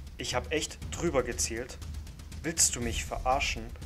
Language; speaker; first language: German; native; German